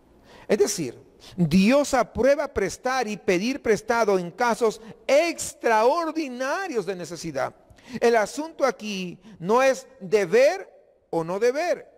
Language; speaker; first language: Spanish; native; Spanish